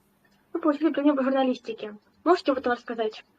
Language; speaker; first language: Russian; native; Russian